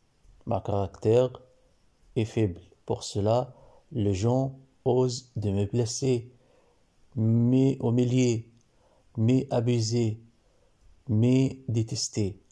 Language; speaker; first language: French; non-native, learner; Arabic